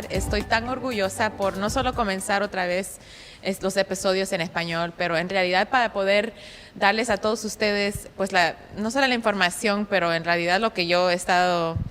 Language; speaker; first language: Spanish; early bilingual, heritage; Spanish